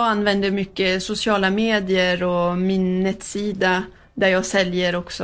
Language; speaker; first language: Swedish; early bilingual, heritage; Swedish